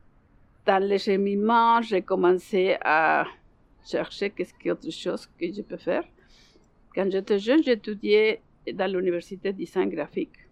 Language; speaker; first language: French; non-native, learner; Spanish